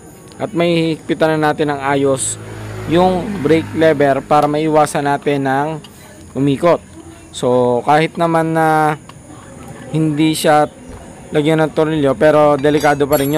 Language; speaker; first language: Filipino; native; Filipino